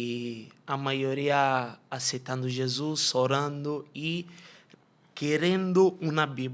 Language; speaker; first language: Portuguese; non-native, fluent; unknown